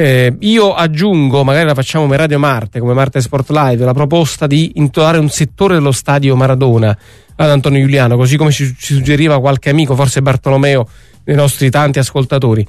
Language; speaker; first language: Italian; native; Italian